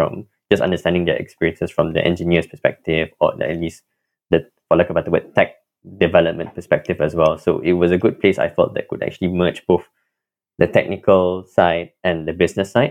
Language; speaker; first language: English; non-native, local second language; Malay